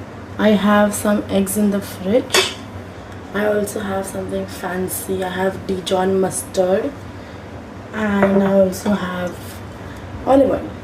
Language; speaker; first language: English; non-native, local second language; Hindi